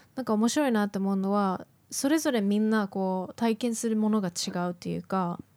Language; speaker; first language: Japanese; native; Japanese